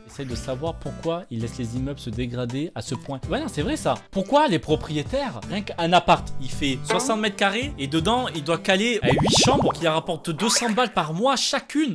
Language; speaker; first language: French; native; French